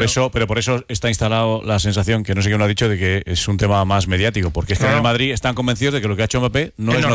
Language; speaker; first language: Spanish; native; Spanish